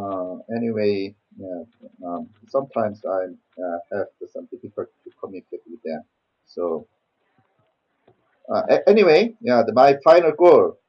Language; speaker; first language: English; non-native, learner; Korean